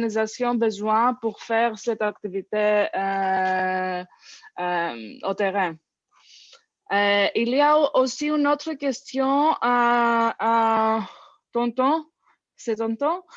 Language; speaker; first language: French; non-native, learner; English